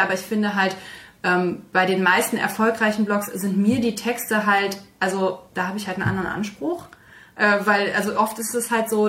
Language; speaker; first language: German; native; German